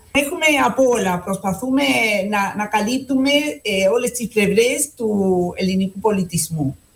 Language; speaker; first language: Greek; non-native, fluent; Spanish